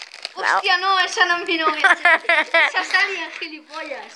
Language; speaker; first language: Spanish; native; Spanish